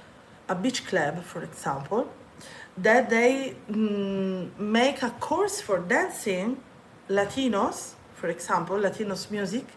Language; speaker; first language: English; non-native, fluent; Italian